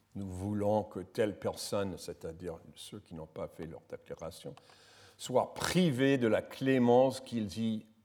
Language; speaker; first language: French; non-native, fluent; English